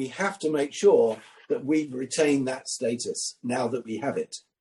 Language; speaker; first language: English; native; English